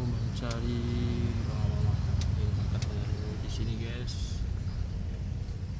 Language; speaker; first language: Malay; non-native, local second language; Minangkabau